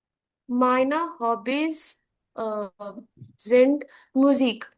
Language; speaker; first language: German; non-native, learner; Punjabi